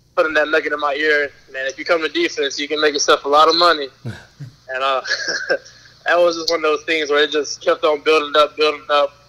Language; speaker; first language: English; native; English